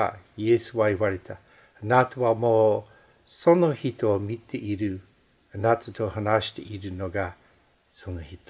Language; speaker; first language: Japanese; non-native, fluent; English